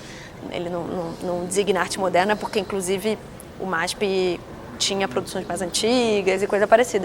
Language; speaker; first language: Portuguese; native; Portuguese